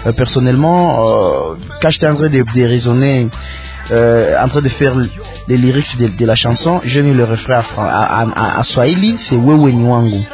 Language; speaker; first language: French; non-native, local second language; Nande